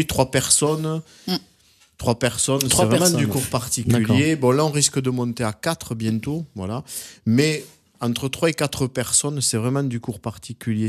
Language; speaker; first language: French; native; French